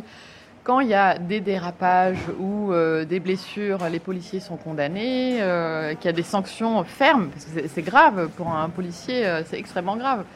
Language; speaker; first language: French; native; French